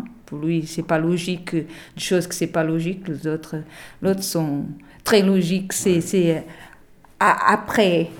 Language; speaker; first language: French; non-native, learner; Portuguese